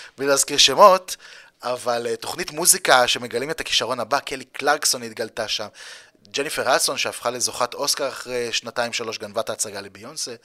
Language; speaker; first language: Hebrew; native; Hebrew